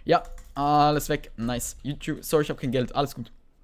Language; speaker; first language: German; native; German